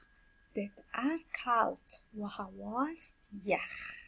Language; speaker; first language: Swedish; non-native, fluent; Persian